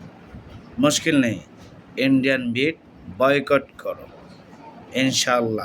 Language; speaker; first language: Hindi; non-native, learner; Bangla